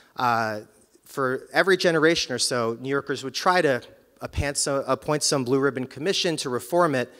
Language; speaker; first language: English; native; English